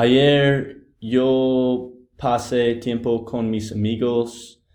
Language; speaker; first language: Spanish; non-native, learner; English